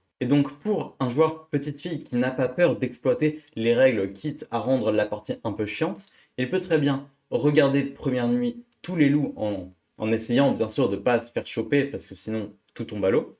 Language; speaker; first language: French; native; French